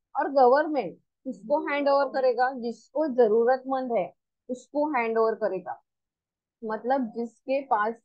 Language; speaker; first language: Hindi; non-native, local second language; Marathi